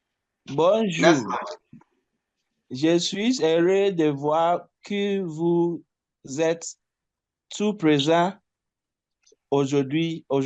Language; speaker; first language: French; non-native, learner; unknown